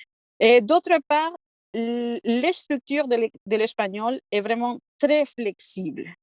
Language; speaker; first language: French; non-native, fluent; Spanish